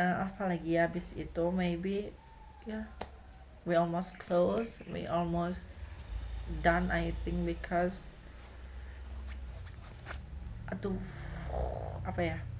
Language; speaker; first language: English; non-native, learner; Indonesian